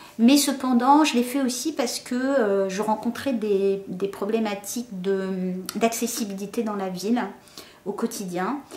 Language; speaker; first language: French; early bilingual, other home language; Kabyle